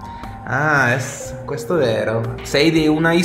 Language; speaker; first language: Italian; non-native, fluent; English